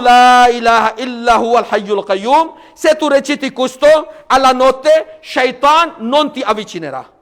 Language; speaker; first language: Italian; non-native, fluent; Urdu